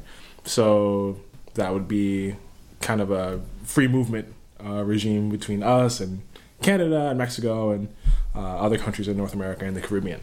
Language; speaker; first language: English; native; English